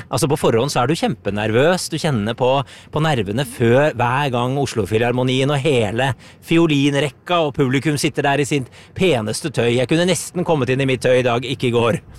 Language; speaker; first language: Norwegian; native; Norwegian